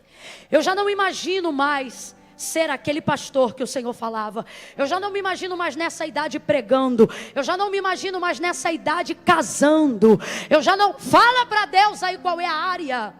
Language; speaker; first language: Portuguese; native; Portuguese